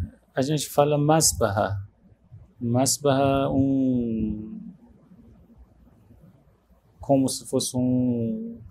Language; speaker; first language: Portuguese; non-native, learner; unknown